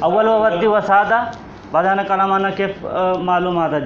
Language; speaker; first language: Arabic; non-native, learner; Hindi